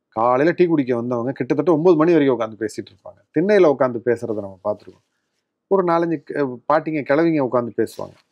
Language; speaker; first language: Tamil; native; Tamil